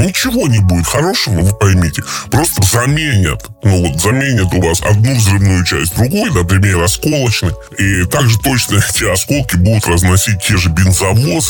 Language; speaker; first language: Russian; native; Russian